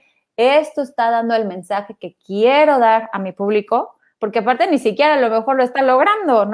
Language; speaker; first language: Spanish; native; Spanish